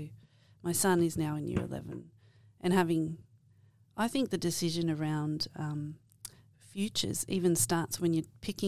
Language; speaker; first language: English; native; English